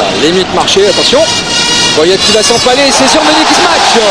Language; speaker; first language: French; native; French